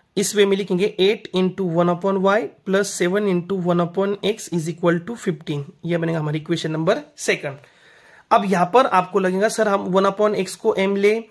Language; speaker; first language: Hindi; non-native, local second language; Marathi